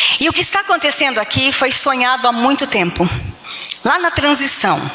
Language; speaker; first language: Portuguese; native; Portuguese